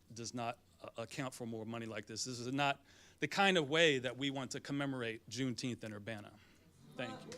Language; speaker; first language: English; native; English